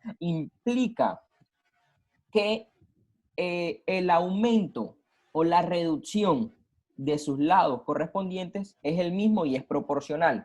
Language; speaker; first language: Spanish; native; Spanish